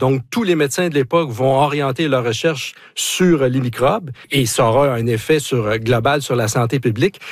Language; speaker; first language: French; native; French